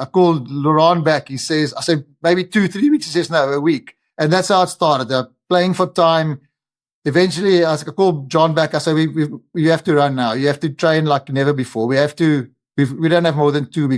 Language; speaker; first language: English; non-native, local second language; Afrikaans